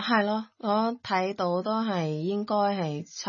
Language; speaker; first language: Cantonese; non-native, fluent; Thai